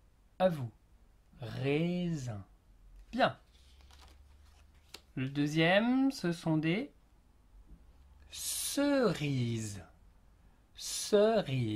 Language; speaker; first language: French; native; French